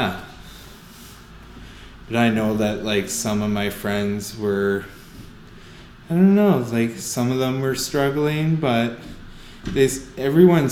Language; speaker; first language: English; native; English